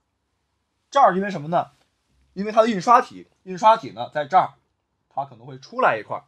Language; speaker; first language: Chinese; native; Chinese